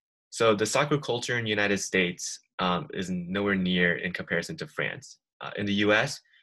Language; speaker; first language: English; native; English